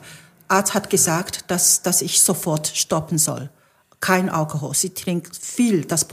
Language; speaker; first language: German; non-native, fluent; Chinese